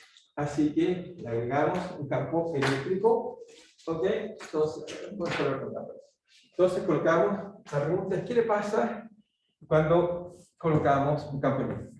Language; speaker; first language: Spanish; native; Spanish